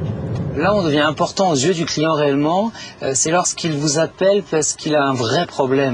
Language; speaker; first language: French; native; French